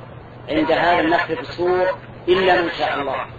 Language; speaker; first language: Arabic; native; Arabic